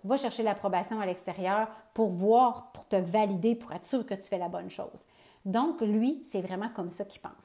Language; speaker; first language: French; native; French